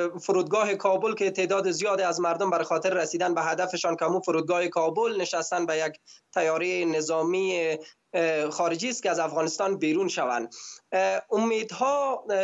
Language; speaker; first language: Persian; native; Persian